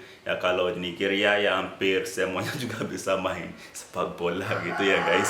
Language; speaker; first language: Indonesian; non-native, fluent; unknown